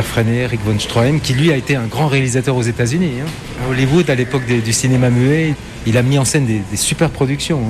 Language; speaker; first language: French; native; French